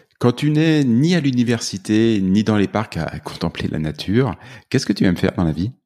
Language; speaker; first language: French; native; French